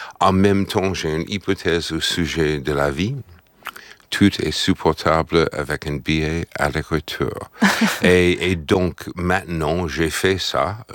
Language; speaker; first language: French; non-native, fluent; English